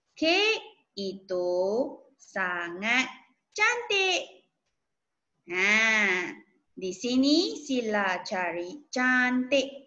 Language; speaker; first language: Malay; non-native, local second language; Chinese